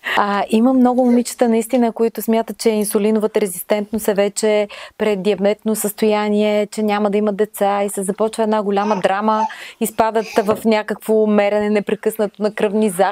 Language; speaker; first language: Bulgarian; native; Bulgarian